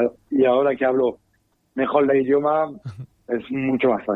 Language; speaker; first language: Spanish; non-native, fluent; French